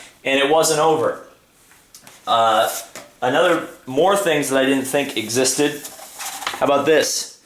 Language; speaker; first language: English; native; English